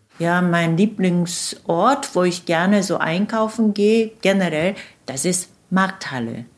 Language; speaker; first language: German; non-native, fluent; Korean